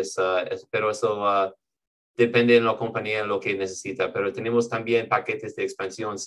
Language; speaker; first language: Spanish; non-native, fluent; English